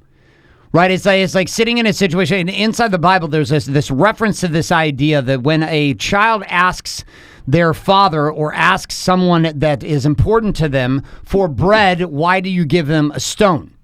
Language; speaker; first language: English; native; English